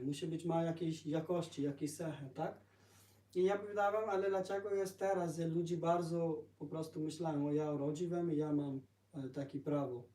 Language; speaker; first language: Polish; non-native, learner; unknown